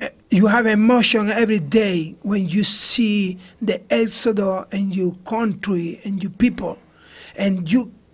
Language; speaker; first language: English; non-native, learner; Spanish